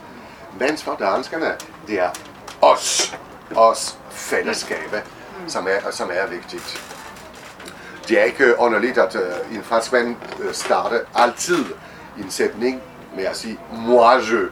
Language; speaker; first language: Danish; non-native, fluent; French